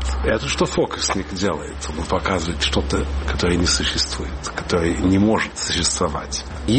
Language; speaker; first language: Russian; early bilingual, heritage; Russian